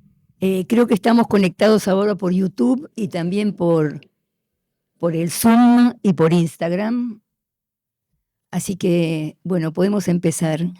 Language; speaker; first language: Spanish; native; Spanish